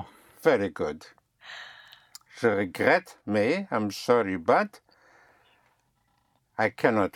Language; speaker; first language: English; non-native, fluent; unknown